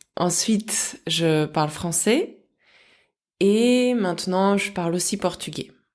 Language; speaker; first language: French; early bilingual, other home language; Russian